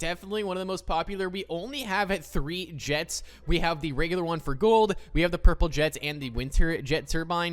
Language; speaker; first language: English; native; English